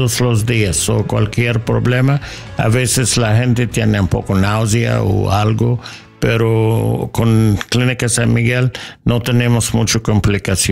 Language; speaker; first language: Spanish; non-native, learner; English